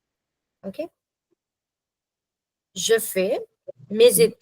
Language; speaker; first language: French; non-native, fluent; English